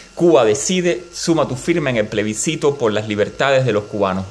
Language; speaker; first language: Spanish; native; Spanish